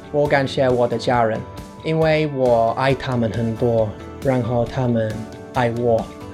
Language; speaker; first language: Chinese; non-native, fluent; English